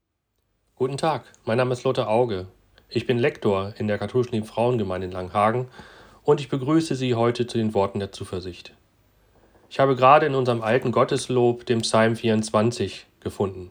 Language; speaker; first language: German; native; German